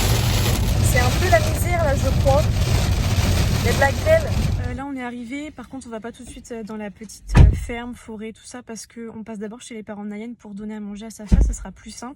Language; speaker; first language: French; native; French